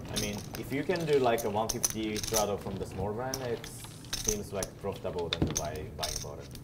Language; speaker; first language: English; non-native, learner; Japanese